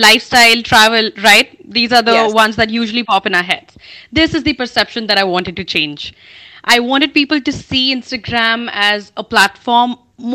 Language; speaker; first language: English; non-native, local second language; Hindi